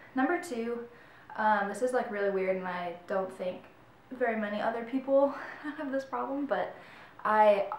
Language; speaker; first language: English; native; English